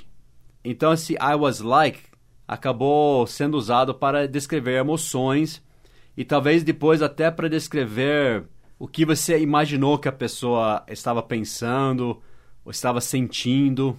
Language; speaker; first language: Portuguese; non-native, fluent; English